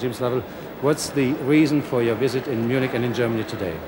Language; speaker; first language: English; non-native, fluent; German